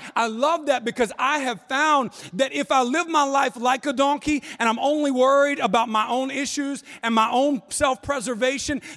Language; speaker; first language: English; native; English